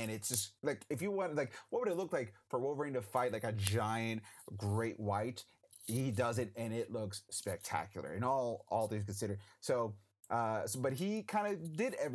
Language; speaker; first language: English; native; English